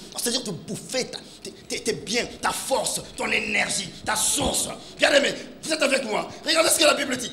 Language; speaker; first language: French; non-native, local second language; Lingala